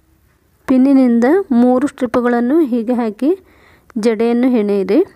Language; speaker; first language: Kannada; native; Kannada